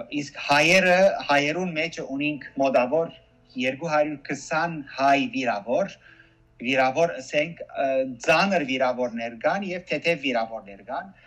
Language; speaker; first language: Armenian; early bilingual, heritage; Armenian